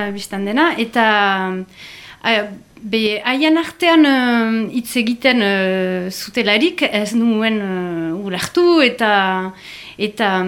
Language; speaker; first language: Basque; non-native, learner; French